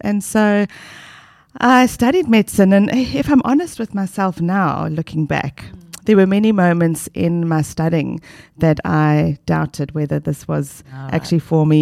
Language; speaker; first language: English; native; English